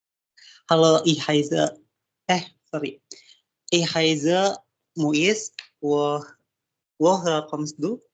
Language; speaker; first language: German; non-native, learner; Indonesian